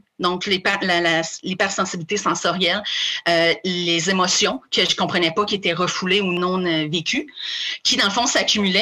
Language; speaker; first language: French; native; French